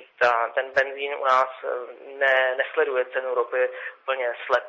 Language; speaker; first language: Czech; native; Czech